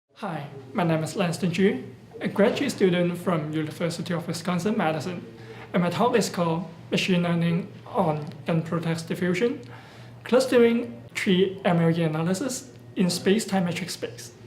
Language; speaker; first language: English; non-native, fluent; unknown